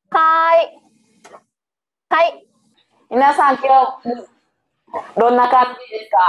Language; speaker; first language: Japanese; non-native, learner; Vietnamese